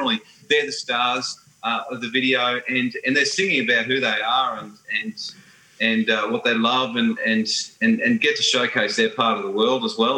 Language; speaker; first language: English; native; English